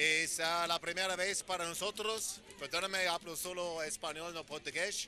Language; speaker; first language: Portuguese; non-native, learner; Spanish